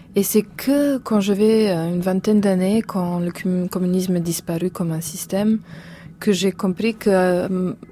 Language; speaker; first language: French; non-native, fluent; Serbian